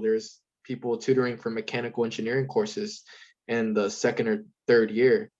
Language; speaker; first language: English; native; English